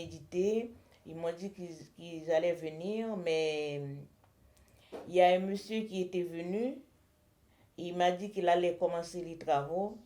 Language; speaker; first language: French; non-native, learner; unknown